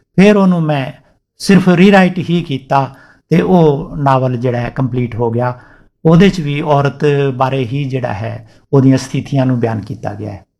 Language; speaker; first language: Punjabi; non-native, local second language; Rajasthani